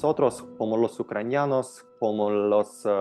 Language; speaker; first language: Spanish; non-native, fluent; Ukrainian